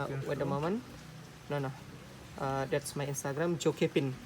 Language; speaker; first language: English; non-native, learner; Indonesian